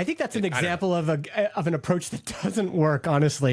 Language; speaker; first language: English; native; English